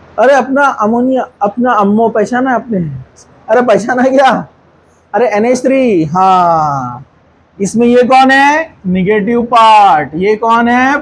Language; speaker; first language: Hindi; non-native, local second language; Urdu